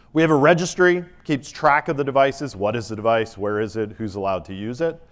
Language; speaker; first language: English; native; English